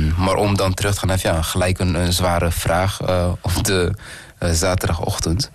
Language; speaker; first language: Dutch; early bilingual, other home language; Kinyarwanda